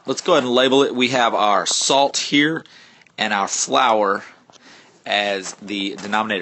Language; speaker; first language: English; native; English